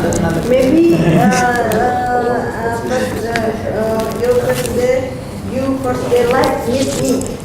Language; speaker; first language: English; non-native, learner; Indonesian